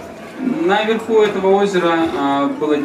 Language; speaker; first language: Russian; native; Russian